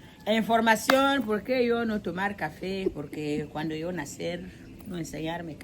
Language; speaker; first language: Spanish; non-native, learner; Filipino